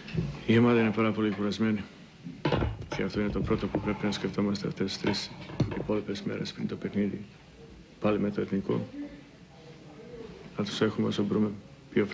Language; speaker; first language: Greek; non-native, learner; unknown